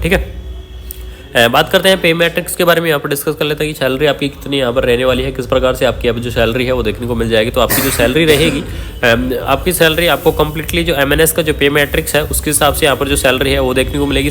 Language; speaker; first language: Hindi; native; Hindi